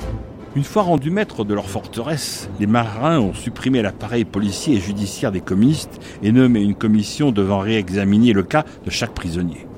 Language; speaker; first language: French; native; French